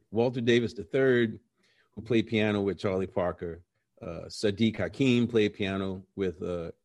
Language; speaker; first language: English; native; English